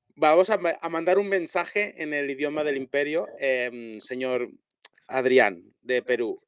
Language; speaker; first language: Spanish; non-native, local second language; Catalan